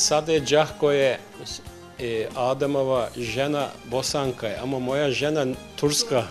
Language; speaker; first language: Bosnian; early bilingual, heritage; Bosnian